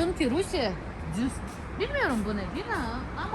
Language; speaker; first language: Turkish; non-native, learner; Russian